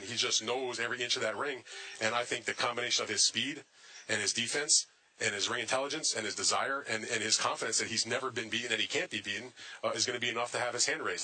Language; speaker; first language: English; native; English